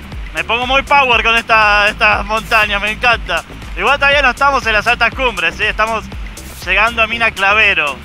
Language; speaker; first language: Spanish; native; Spanish